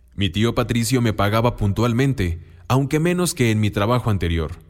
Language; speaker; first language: Spanish; non-native, local second language; Mixtepec Mixtec